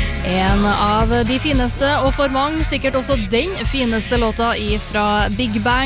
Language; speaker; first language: Norwegian; native; Norwegian